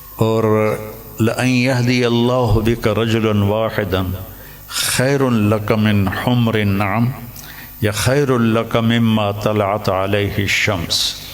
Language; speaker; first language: Urdu; native; Urdu